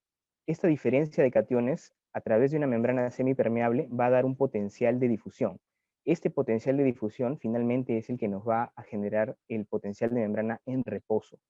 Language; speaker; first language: Spanish; native; Spanish